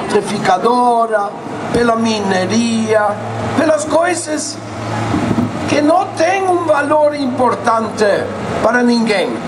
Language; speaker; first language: Portuguese; non-native, fluent; Spanish